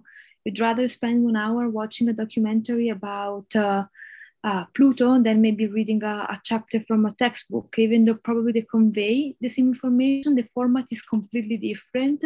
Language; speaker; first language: English; non-native, fluent; Italian